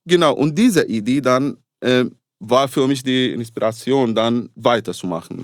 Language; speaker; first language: German; non-native, fluent; Arabic